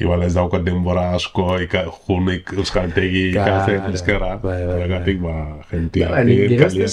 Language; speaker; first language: Basque; non-native, learner; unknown